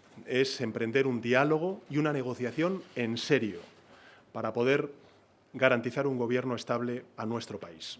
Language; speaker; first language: Spanish; native; Spanish